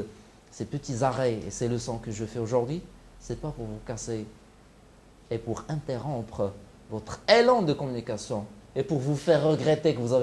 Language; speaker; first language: French; non-native, local second language; Arabic